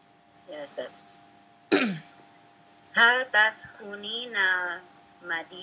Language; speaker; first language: Arabic; non-native, learner; Indonesian